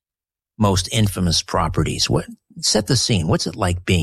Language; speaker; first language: English; native; English